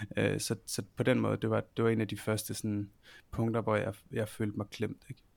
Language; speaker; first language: Danish; native; Danish